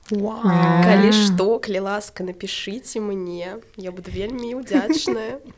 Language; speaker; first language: Belarusian; non-native, local second language; Russian